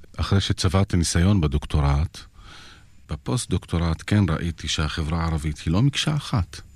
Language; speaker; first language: Hebrew; non-native, local second language; Arabic